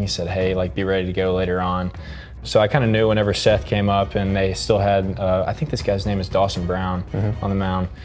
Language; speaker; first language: English; native; English